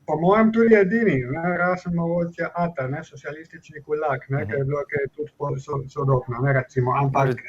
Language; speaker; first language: Slovenian; non-native, fluent; Spanish